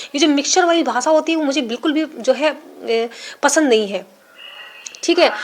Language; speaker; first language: Hindi; native; Hindi